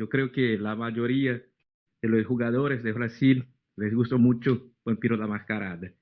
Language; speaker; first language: Spanish; non-native, fluent; Portuguese